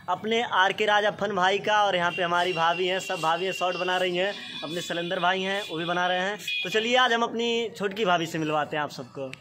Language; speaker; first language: Hindi; native; Hindi